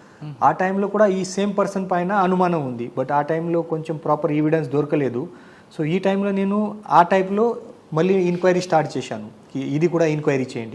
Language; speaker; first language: Telugu; non-native, learner; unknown